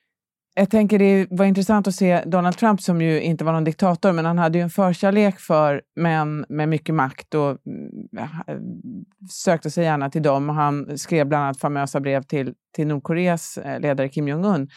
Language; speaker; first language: Swedish; native; Swedish